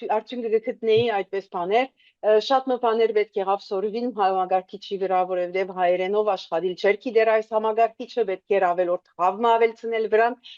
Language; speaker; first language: Armenian; early bilingual, heritage; Armenian